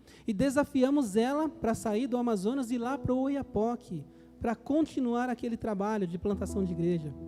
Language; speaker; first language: Portuguese; native; Portuguese